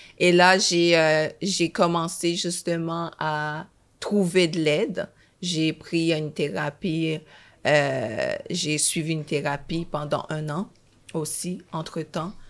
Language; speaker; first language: French; early bilingual, other home language; Haitian Creole